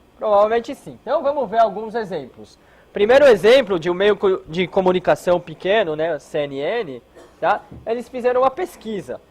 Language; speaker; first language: Portuguese; early bilingual, heritage; Hebrew